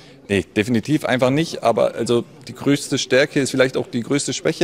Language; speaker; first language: German; native; German